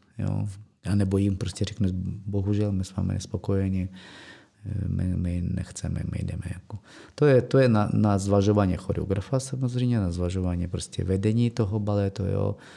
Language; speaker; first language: Czech; non-native, fluent; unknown